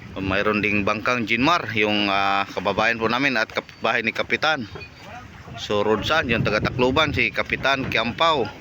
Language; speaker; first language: Filipino; non-native, local second language; Cebuano